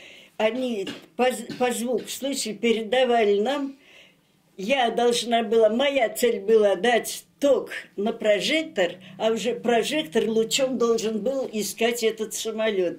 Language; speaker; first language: Russian; native; Russian